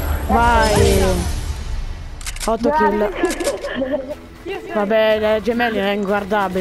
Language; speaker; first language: Italian; native; Italian